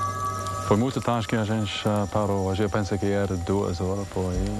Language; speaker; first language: Portuguese; non-native, learner; English